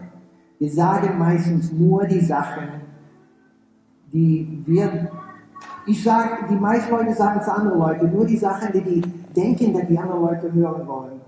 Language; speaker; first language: German; early bilingual, heritage; English